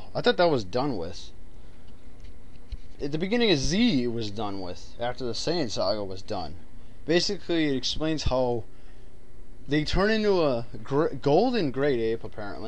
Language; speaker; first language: English; native; English